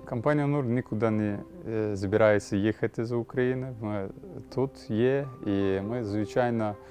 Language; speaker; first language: Ukrainian; non-native, learner; Turkish